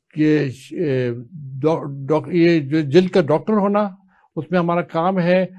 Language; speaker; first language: Urdu; native; Urdu